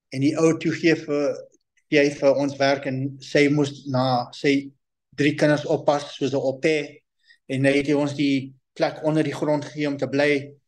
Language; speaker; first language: Afrikaans; non-native, local second language; English